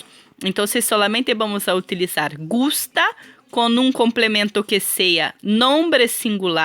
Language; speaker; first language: Spanish; non-native, fluent; Portuguese